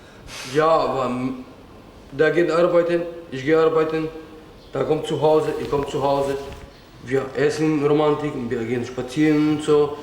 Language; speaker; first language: German; non-native, learner; Romany